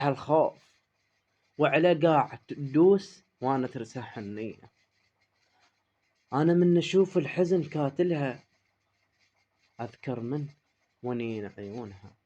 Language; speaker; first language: Arabic; native; Arabic